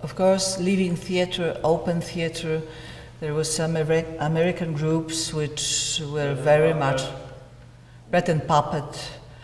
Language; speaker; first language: English; non-native, learner; Polish